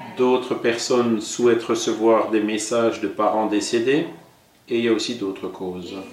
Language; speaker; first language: French; non-native, fluent; Portuguese